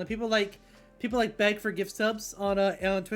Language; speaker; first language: English; native; English